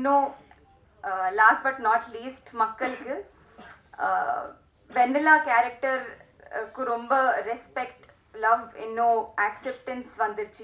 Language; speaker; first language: Tamil; non-native, learner; Telugu